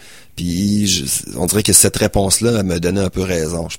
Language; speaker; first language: French; native; French